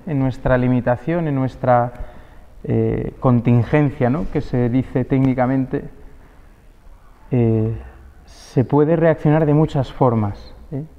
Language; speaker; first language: Spanish; native; Spanish